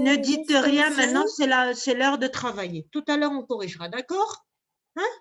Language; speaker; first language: French; non-native, local second language; Arabic